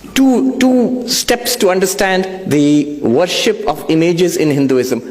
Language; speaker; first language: English; non-native, local second language; Bangla